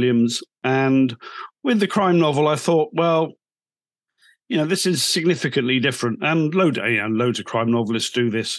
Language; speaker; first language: English; native; English